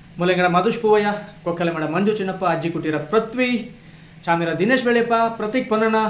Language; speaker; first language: Kannada; non-native, local second language; Kodava